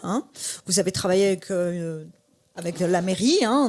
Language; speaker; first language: French; native; French